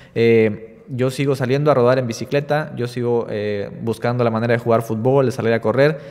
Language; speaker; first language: Spanish; native; Spanish